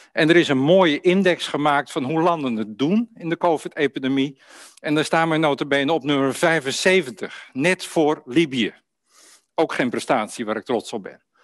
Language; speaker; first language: Dutch; native; Dutch